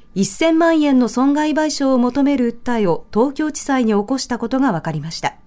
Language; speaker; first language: Japanese; native; Japanese